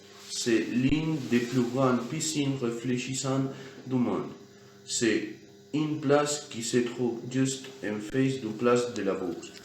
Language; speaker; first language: French; non-native, learner; Spanish